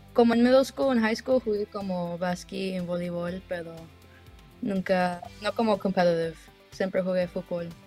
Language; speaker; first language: Spanish; early bilingual, heritage; Spanish